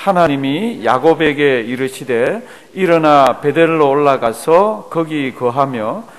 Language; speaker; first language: Korean; native; Korean